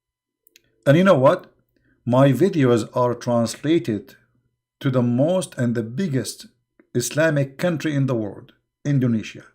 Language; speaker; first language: English; non-native, fluent; Arabic